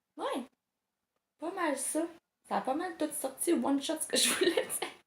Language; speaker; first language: French; native; French